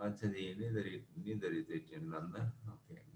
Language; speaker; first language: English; non-native, local second language; Urdu